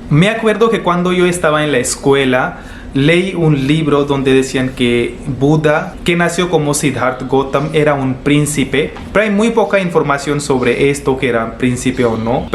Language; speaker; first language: Spanish; non-native, fluent; Hindi